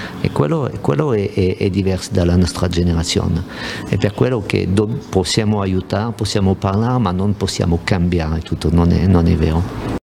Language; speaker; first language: Italian; non-native, fluent; French